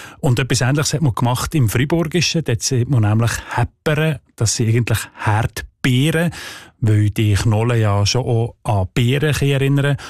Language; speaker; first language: German; native; German